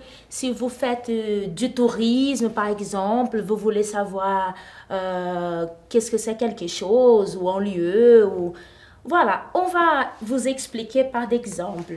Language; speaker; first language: French; non-native, fluent; Portuguese